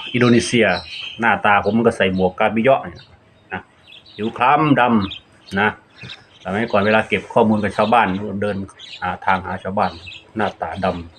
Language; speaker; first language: Thai; non-native, local second language; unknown